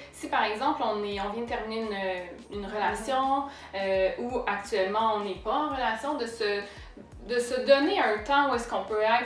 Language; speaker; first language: French; native; French